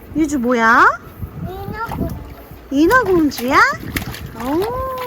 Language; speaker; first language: Korean; native; Korean